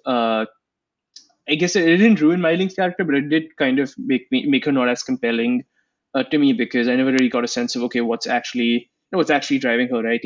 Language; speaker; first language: English; non-native, local second language; Hindi